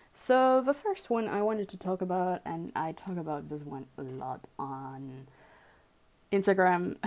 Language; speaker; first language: English; early bilingual, other home language; German